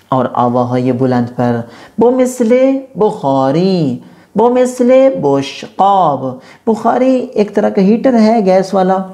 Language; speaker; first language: Urdu; non-native, local second language; Punjabi